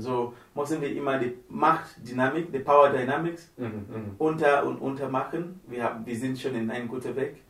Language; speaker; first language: German; non-native, learner; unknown